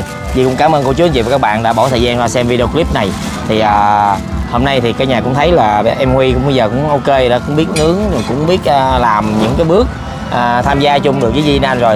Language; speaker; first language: Vietnamese; native; Vietnamese